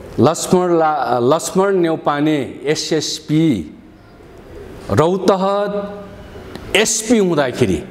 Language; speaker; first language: Nepali; non-native, local second language; Dangaura Tharu